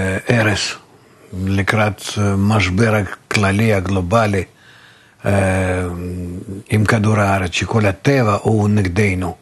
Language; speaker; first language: Hebrew; non-native, fluent; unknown